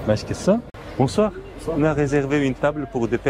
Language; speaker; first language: French; non-native, learner; Korean